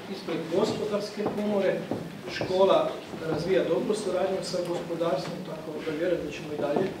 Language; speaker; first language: Croatian; native; Croatian